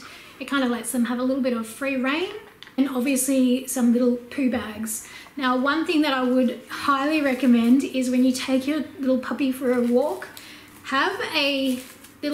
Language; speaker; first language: English; native; English